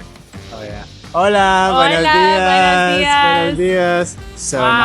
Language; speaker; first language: Spanish; non-native, learner; English